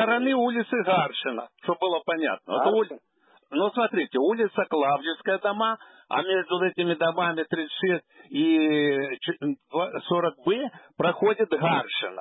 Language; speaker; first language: Russian; native; Russian